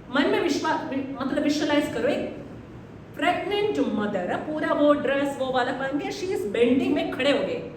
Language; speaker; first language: Hindi; non-native, local second language; Malayalam